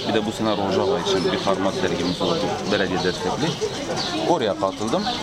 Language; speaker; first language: Turkish; non-native, local second language; Kurdish